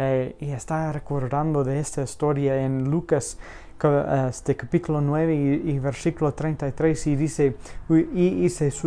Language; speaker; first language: Spanish; non-native, fluent; English